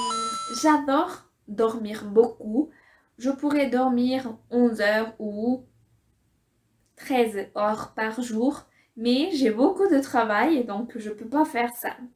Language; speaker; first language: French; non-native, fluent; Spanish